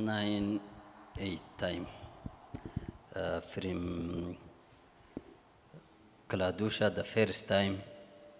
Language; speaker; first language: English; non-native, learner; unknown